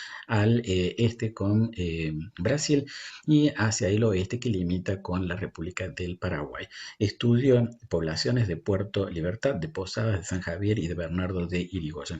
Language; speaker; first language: Spanish; native; Spanish